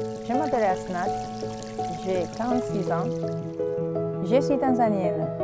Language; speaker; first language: French; non-native, fluent; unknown